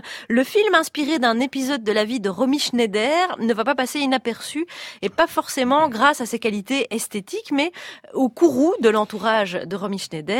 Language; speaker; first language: French; native; French